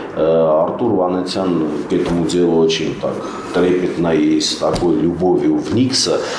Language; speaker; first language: Russian; non-native, local second language; Armenian